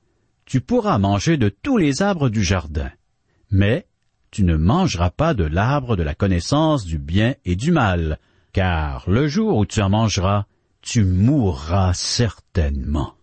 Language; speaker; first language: French; native; French